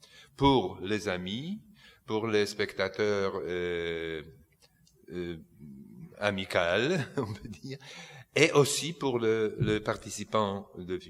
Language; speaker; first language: French; non-native, fluent; Polish